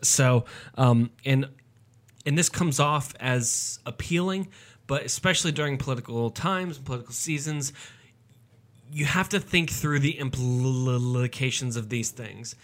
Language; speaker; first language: English; native; English